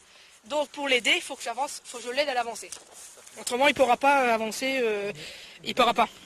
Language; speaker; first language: French; native; French